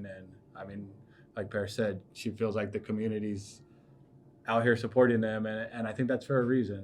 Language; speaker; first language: English; native; English